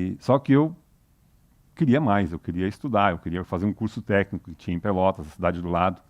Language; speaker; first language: Portuguese; non-native, local second language; German